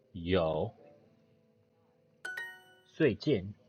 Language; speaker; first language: Chinese; non-native, learner; English